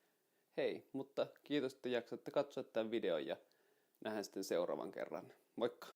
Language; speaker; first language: Finnish; native; Finnish